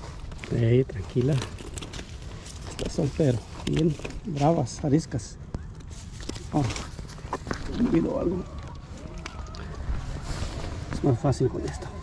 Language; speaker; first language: Spanish; early bilingual, heritage; Spanish